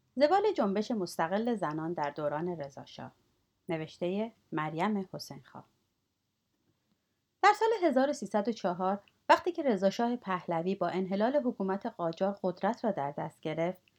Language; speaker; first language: Persian; native; Persian